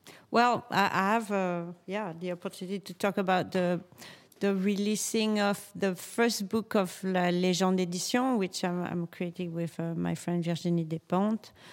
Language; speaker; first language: English; non-native, learner; French